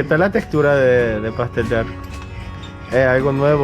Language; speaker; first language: Spanish; non-native, fluent; Korean